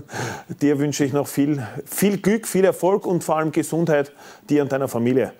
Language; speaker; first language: German; native; German